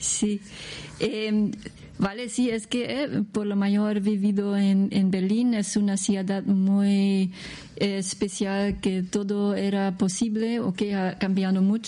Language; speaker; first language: Spanish; non-native, learner; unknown